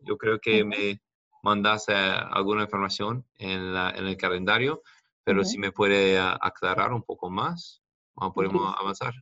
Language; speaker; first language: Spanish; non-native, fluent; English